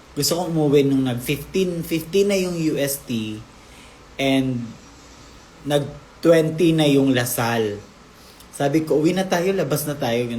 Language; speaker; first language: Filipino; native; Filipino